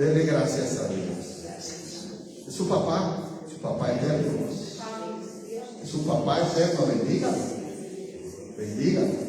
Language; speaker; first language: Spanish; native; Spanish